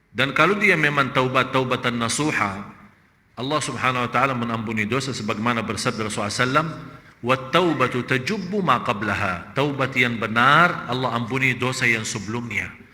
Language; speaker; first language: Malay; non-native, fluent; Arabic